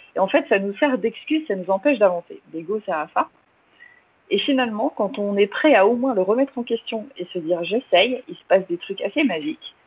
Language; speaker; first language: French; early bilingual, other home language; English